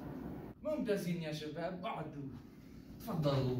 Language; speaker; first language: Arabic; non-native, learner; English